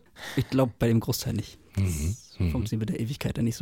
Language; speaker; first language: German; native; German